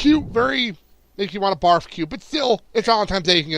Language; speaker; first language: English; native; English